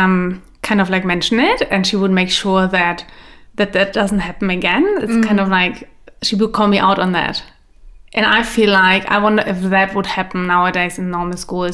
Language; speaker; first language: English; early bilingual, other home language; German